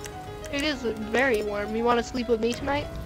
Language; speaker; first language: English; native; English